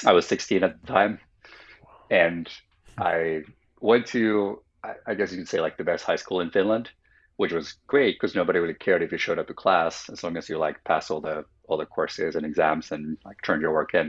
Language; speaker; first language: English; non-native, fluent; Finnish